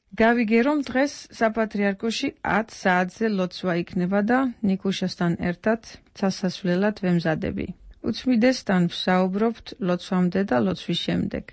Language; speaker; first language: Georgian; non-native, fluent; Dutch